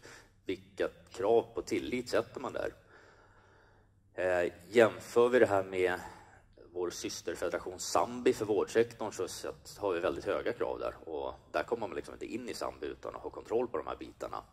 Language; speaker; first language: Swedish; native; Swedish